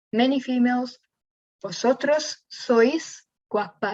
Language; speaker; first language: Spanish; non-native, learner; English